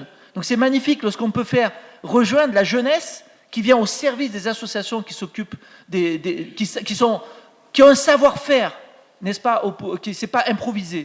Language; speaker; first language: French; native; French